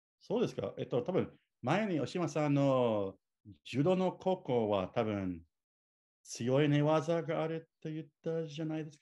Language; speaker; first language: Japanese; non-native, learner; English